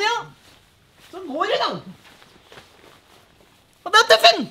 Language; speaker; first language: Norwegian; native; Norwegian